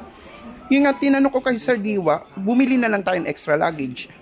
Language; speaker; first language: Filipino; native; Filipino